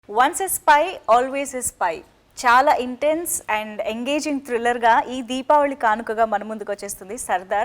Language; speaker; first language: Telugu; native; Telugu